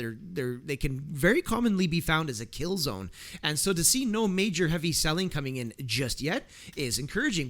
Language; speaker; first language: English; native; English